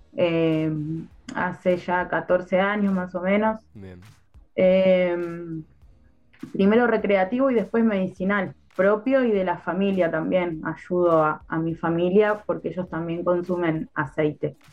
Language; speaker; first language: Spanish; native; Spanish